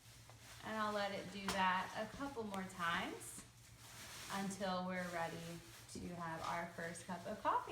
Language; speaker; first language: English; early bilingual, other home language; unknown